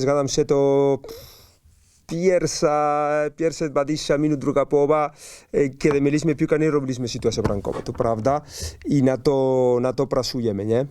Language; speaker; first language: Polish; non-native, learner; Spanish